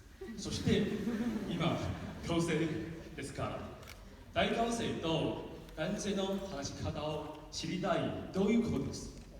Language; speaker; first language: Japanese; non-native, learner; Min Nan Chinese